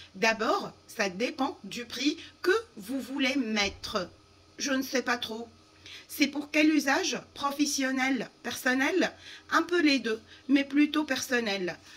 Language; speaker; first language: French; non-native, fluent; Arabic